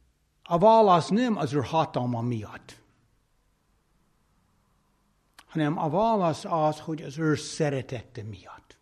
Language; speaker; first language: Hungarian; non-native, fluent; English